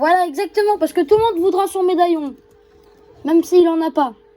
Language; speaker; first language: French; native; French